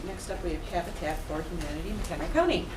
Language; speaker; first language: English; native; English